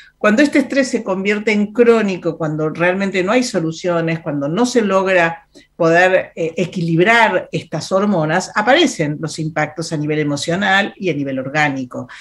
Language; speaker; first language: Spanish; native; Spanish